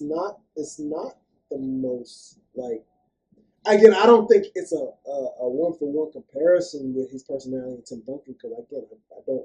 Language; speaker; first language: English; native; English